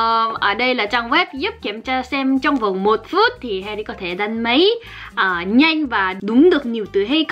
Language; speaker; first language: Vietnamese; non-native, fluent; Korean